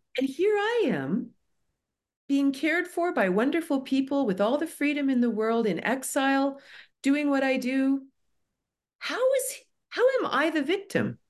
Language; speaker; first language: English; native; English